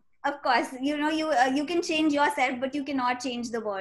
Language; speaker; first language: English; non-native, local second language; Hindi